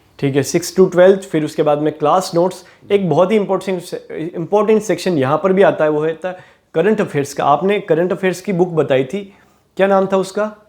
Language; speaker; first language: Hindi; native; Hindi